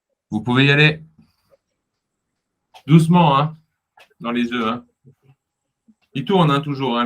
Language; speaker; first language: French; native; French